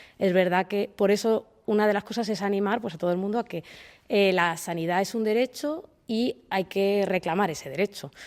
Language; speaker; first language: Spanish; native; Spanish